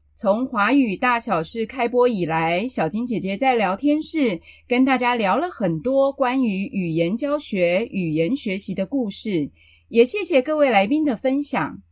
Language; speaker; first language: Chinese; native; Chinese